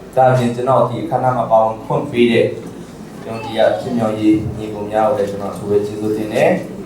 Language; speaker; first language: Burmese; non-native, local second language; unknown